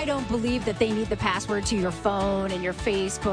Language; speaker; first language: English; native; English